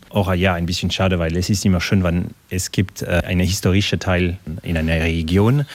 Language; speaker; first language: German; non-native, learner; French